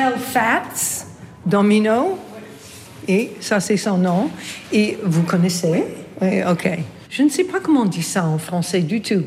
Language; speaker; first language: French; non-native, fluent; English